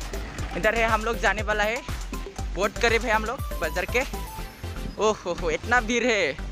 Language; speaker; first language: Hindi; non-native, local second language; Bodo